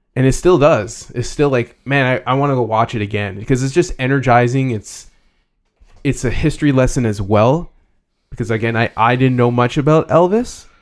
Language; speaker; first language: English; early bilingual, other home language; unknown